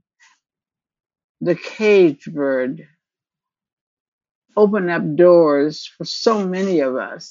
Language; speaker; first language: English; native; English